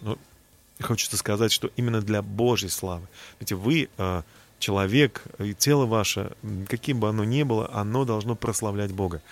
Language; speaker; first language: Russian; native; Russian